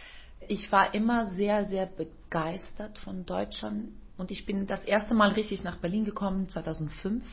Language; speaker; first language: German; non-native, fluent; Norwegian